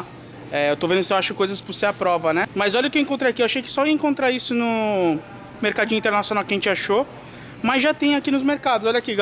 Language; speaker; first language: Portuguese; native; Portuguese